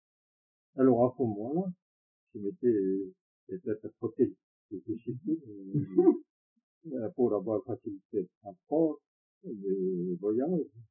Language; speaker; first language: French; non-native, fluent; Korean